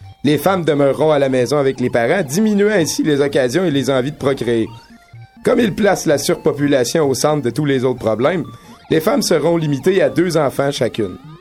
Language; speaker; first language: French; native; French